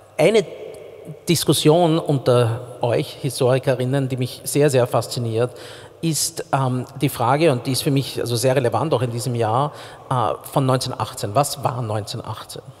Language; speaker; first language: German; native; German